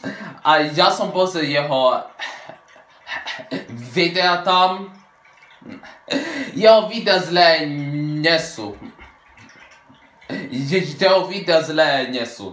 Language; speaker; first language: Slovak; early bilingual, heritage; Slovak